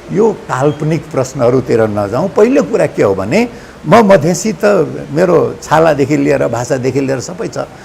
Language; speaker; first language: Nepali; non-native, local second language; Maithili